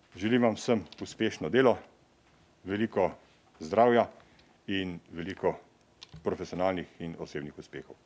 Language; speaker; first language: Slovenian; native; Slovenian